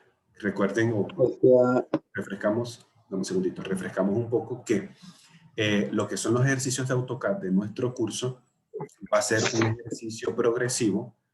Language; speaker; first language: Spanish; native; Spanish